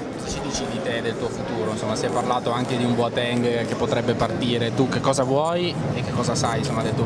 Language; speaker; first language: Italian; native; Italian